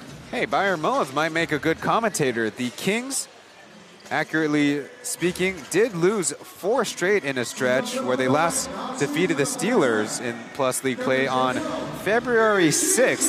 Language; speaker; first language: English; early bilingual, other home language; Chinese